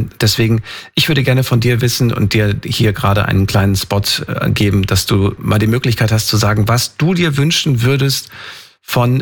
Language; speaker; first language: German; native; German